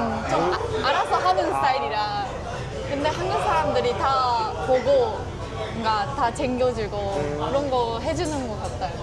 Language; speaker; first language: Korean; non-native, fluent; Japanese